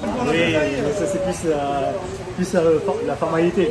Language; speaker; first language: French; non-native, fluent; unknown